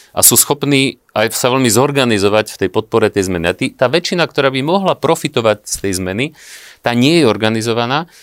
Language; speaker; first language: Slovak; native; Slovak